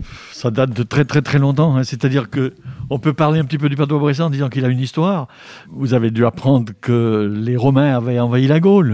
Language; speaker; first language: French; native; French